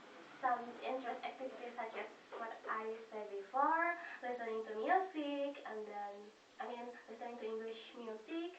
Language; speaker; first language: English; non-native, fluent; Indonesian